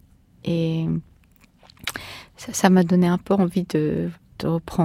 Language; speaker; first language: French; non-native, fluent; Korean